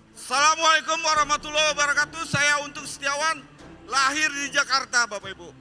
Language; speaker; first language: Indonesian; native; Indonesian